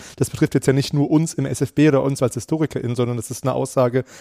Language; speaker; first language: German; native; German